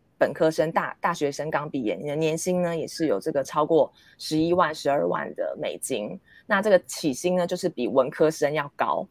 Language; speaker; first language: Chinese; native; Chinese